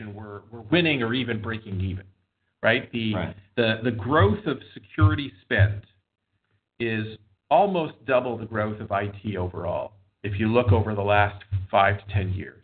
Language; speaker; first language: English; native; English